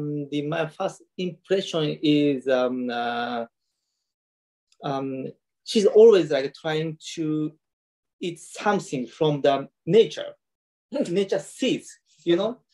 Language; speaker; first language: English; non-native, learner; Japanese